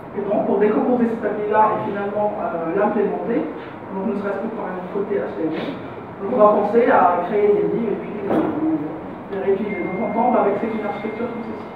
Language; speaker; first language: French; non-native, local second language; Arabic